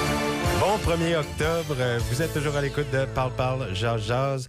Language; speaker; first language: French; native; French